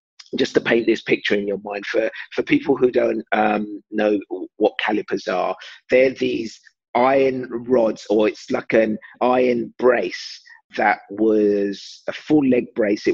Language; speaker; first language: English; native; English